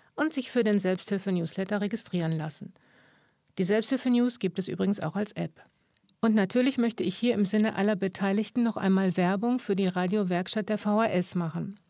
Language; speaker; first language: German; native; German